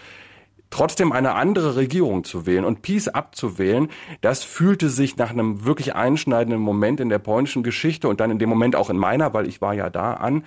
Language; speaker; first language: German; native; German